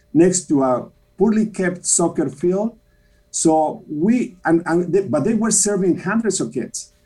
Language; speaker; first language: English; non-native, fluent; Spanish